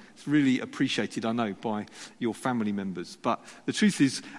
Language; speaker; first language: English; native; English